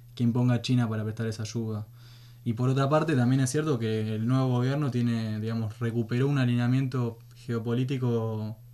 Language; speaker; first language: Spanish; native; Spanish